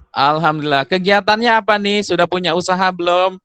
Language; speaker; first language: Indonesian; native; Indonesian